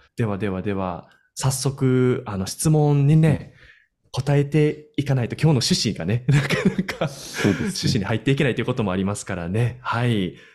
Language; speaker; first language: Japanese; native; Japanese